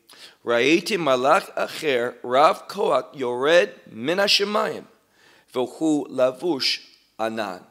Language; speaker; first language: Hebrew; non-native, fluent; English